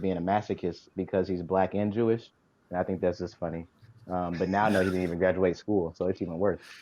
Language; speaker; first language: English; native; English